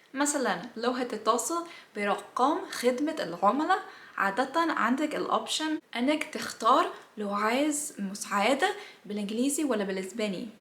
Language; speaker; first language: Egyptian Arabic; non-native, learner; English